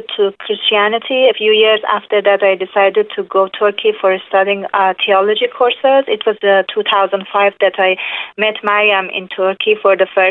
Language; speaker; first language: English; non-native, fluent; Persian